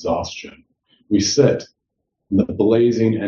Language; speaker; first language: English; native; English